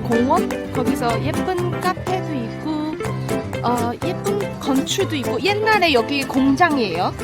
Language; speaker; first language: Korean; non-native, fluent; Chinese